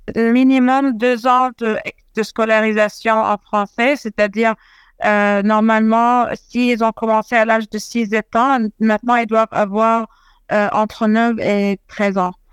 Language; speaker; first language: French; non-native, fluent; Arabic